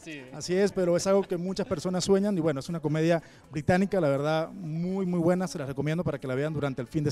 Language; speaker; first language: Spanish; native; Spanish